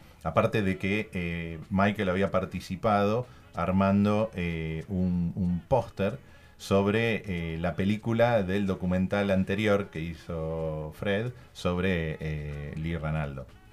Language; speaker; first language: Spanish; native; Spanish